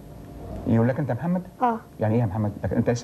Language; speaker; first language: Arabic; native; Arabic